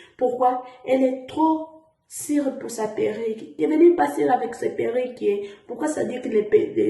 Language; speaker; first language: French; non-native, learner; Portuguese